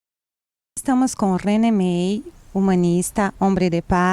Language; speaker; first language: Spanish; non-native, fluent; Portuguese